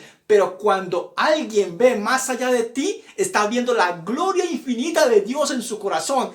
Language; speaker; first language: Spanish; native; Spanish